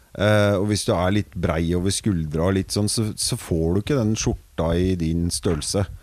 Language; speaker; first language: Norwegian; native; Norwegian